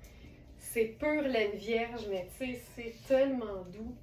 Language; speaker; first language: French; native; French